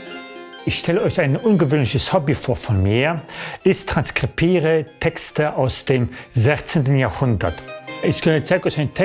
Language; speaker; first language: German; early bilingual, other home language; Polish